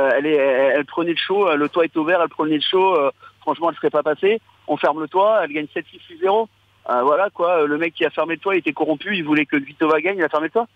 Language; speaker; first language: French; native; French